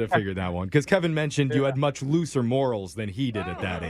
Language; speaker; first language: English; native; English